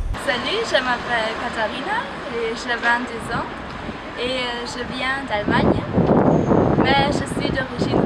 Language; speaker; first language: French; non-native, learner; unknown